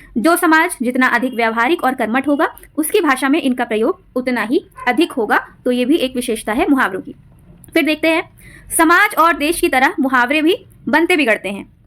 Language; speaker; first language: Hindi; native; Hindi